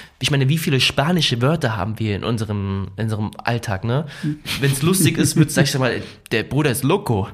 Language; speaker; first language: German; early bilingual, other home language; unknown